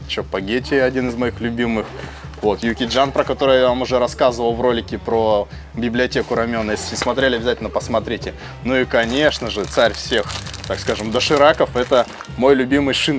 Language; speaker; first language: Russian; native; Russian